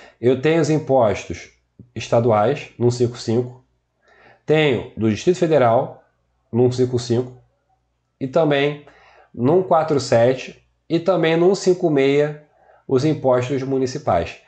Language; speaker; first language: Portuguese; native; Portuguese